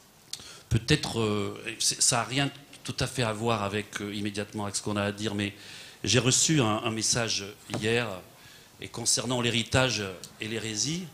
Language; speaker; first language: French; native; French